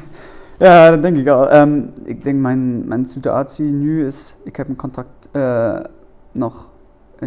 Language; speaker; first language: Dutch; non-native, learner; German